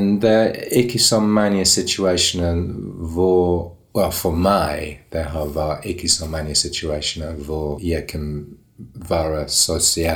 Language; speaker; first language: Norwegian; non-native, learner; English